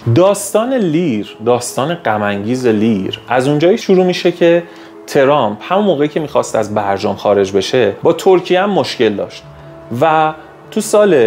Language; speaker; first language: Persian; native; Persian